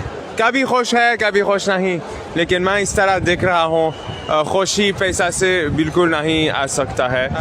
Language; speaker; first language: Hindi; non-native, learner; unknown